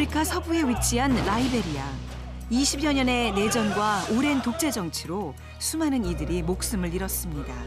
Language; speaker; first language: Korean; native; Korean